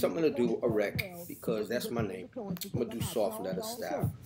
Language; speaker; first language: English; native; English